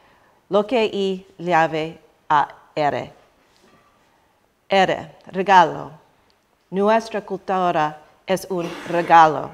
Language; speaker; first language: Spanish; non-native, learner; English